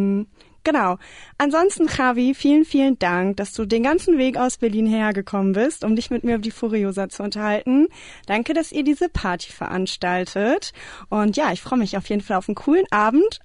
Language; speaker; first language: German; native; German